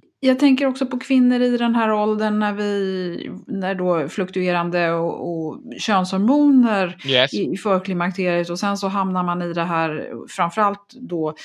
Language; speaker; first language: Swedish; native; Swedish